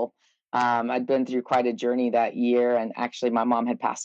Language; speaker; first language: English; native; English